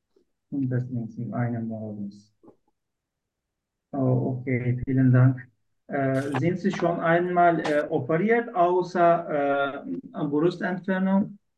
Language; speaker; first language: German; non-native, learner; Turkish